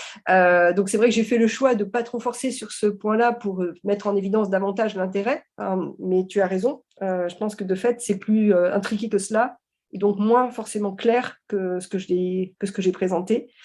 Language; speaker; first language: French; native; French